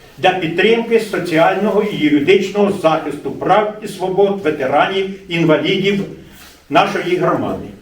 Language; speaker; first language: Ukrainian; native; Ukrainian